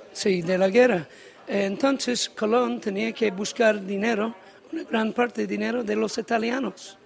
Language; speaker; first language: Spanish; non-native, learner; English